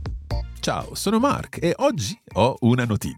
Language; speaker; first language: Italian; non-native, fluent; English